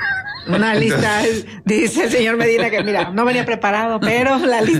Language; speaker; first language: Spanish; native; Spanish